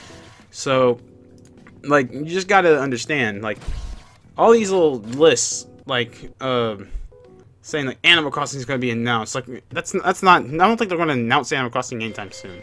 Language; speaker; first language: English; native; English